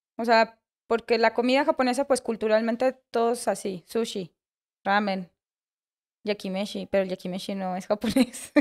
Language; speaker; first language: Spanish; native; Spanish